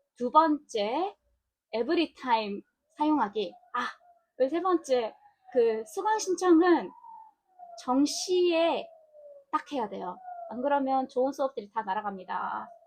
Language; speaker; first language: Korean; non-native, fluent; Mongolian